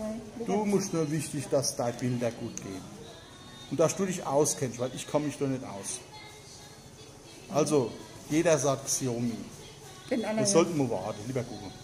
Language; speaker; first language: German; native; German